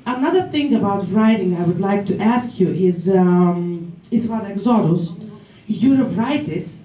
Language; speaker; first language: English; non-native, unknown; Lithuanian